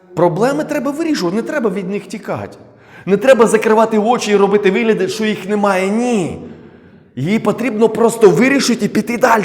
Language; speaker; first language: Ukrainian; non-native, local second language; Russian